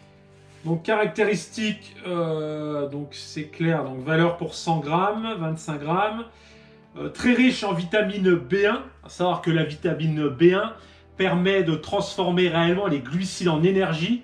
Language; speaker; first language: French; native; French